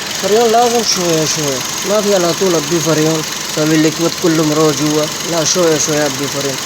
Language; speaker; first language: Arabic; non-native, learner; Punjabi